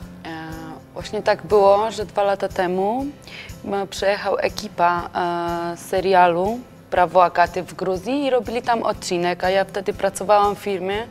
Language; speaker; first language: Polish; non-native, learner; Georgian